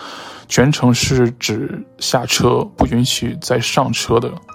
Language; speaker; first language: Chinese; native; Chinese